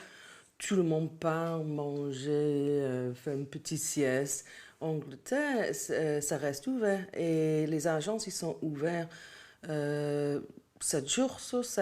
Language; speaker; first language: French; non-native, learner; English